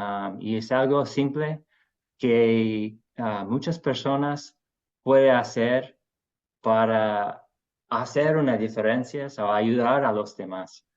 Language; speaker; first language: Spanish; non-native, fluent; English